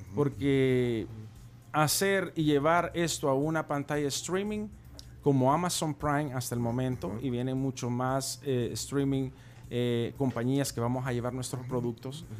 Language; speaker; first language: Spanish; native; Spanish